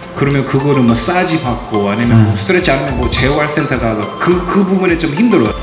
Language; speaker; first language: Korean; non-native, fluent; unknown